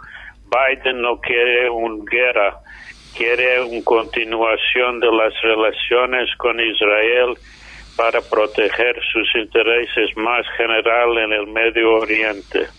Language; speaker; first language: Spanish; non-native, fluent; English